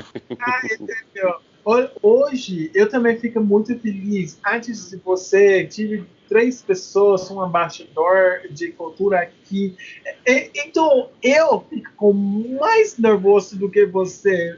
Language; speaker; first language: Portuguese; non-native, learner; English